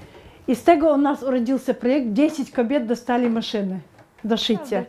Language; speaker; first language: Polish; non-native, learner; Chechen